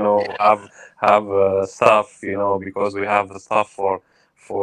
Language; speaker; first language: English; non-native, learner; Arabic